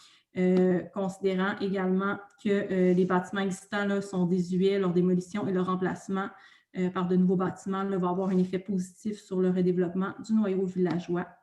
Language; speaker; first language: French; native; French